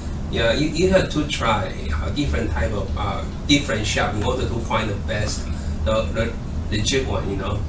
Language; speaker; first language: English; non-native, fluent; Chinese